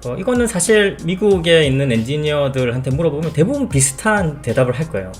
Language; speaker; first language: Korean; native; Korean